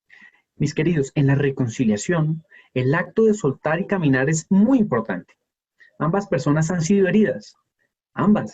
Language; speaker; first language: Spanish; native; Spanish